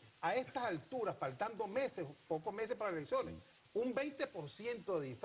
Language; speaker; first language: Spanish; native; Spanish